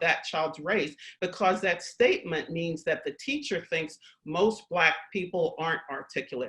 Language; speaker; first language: English; native; English